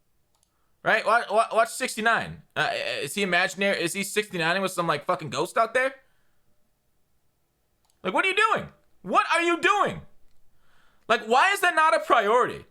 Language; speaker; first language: English; native; English